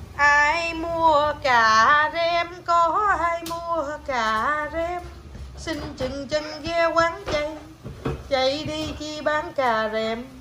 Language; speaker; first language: Vietnamese; native; Vietnamese